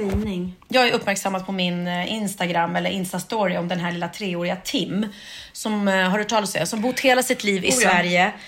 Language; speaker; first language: Swedish; native; Swedish